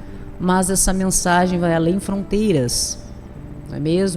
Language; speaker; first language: Portuguese; native; Portuguese